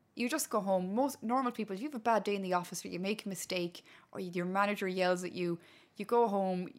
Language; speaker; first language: English; non-native, local second language; Irish